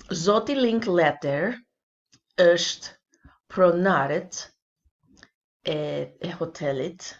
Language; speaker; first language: Albanian; non-native, learner; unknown